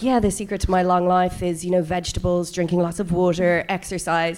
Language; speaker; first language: English; native; English